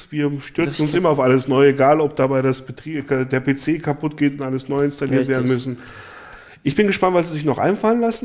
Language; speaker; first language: German; native; German